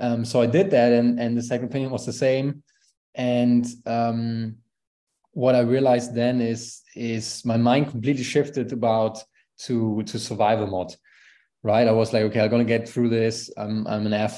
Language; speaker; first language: English; non-native, fluent; German